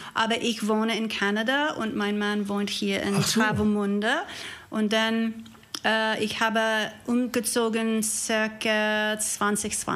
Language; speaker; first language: German; non-native, learner; English